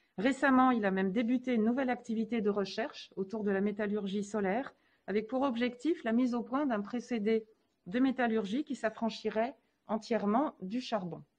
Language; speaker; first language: French; native; French